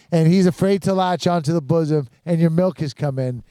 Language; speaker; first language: English; native; English